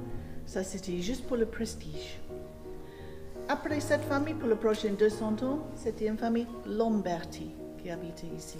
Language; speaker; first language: French; non-native, fluent; English